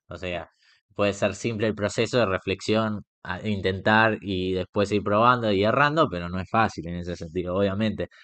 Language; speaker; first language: Spanish; native; Spanish